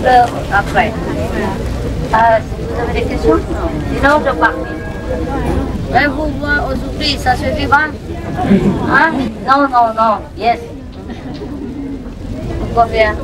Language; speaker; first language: French; non-native, learner; Vietnamese